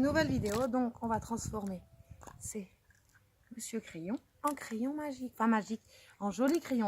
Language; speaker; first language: French; native; French